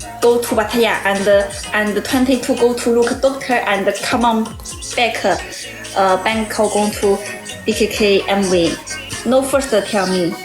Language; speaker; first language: English; non-native, learner; Thai